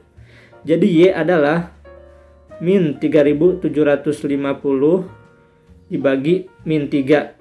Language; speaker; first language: Indonesian; native; Indonesian